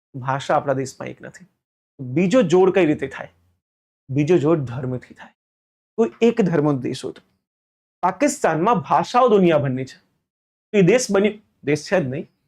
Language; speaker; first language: Gujarati; native; Gujarati